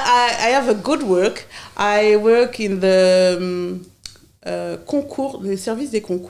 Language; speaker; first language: English; non-native, learner; French